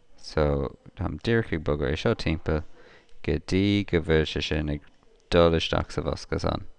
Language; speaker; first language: Irish; native; Irish